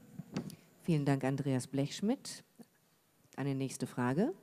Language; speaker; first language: German; native; German